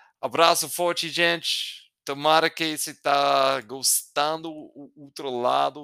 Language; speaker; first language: Portuguese; non-native, fluent; English